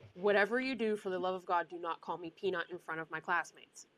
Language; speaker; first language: English; native; English